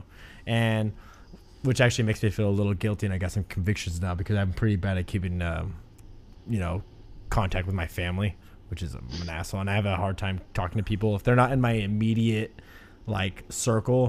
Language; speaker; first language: English; native; English